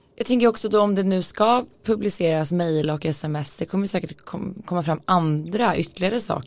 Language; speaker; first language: Swedish; native; Swedish